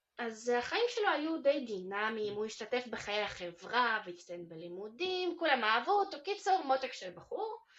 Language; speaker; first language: Hebrew; early bilingual, other home language; Russian